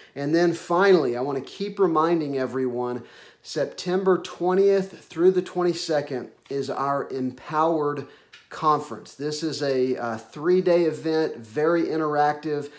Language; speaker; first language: English; native; English